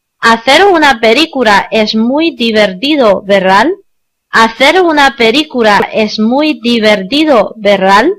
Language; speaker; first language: Spanish; non-native, learner; Chinese